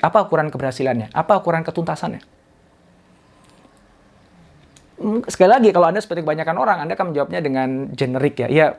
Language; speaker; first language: Indonesian; native; Indonesian